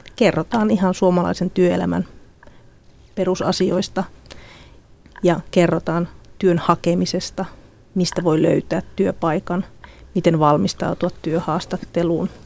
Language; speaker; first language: Finnish; native; Finnish